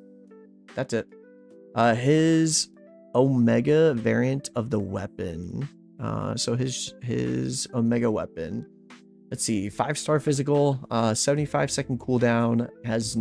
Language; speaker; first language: English; native; English